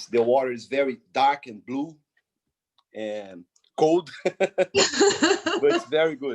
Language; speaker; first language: English; non-native, fluent; Portuguese